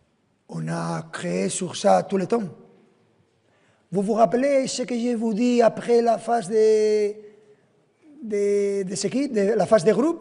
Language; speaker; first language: French; non-native, fluent; Spanish